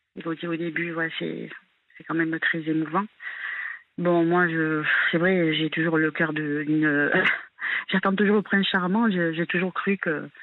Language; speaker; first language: French; native; French